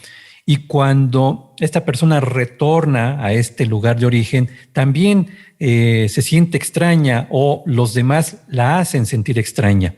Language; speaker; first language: Spanish; native; Spanish